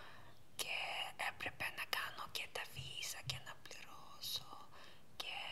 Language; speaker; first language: Greek; non-native, learner; Ukrainian